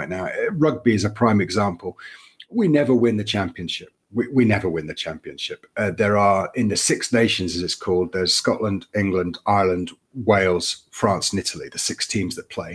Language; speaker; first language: English; native; English